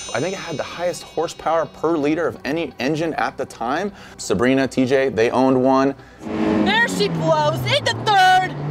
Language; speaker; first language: English; native; English